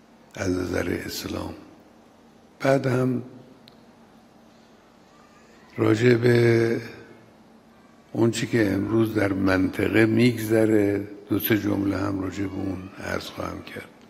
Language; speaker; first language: Persian; native; Persian